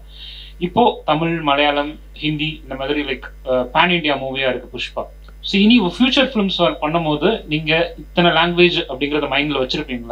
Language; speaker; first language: Tamil; native; Tamil